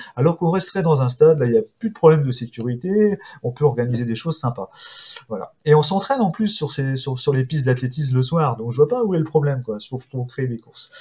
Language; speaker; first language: French; native; French